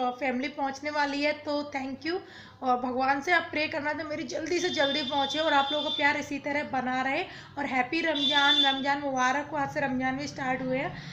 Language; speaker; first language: Hindi; native; Hindi